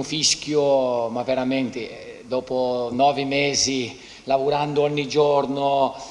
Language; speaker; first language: Italian; non-native, fluent; Portuguese